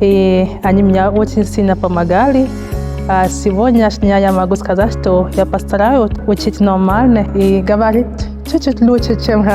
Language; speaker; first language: Russian; non-native, learner; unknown